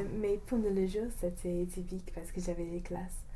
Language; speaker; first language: French; non-native, fluent; English